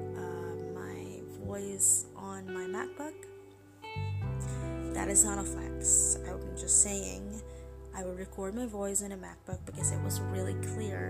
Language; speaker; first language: English; non-native, local second language; Filipino